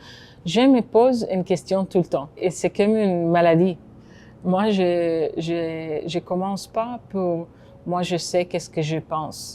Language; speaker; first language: French; non-native, fluent; Hebrew